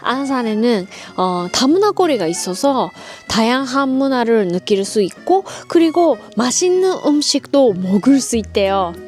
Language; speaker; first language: Korean; non-native, learner; Japanese